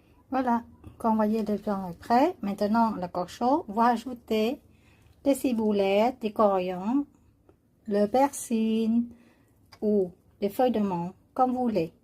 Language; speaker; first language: French; non-native, learner; Vietnamese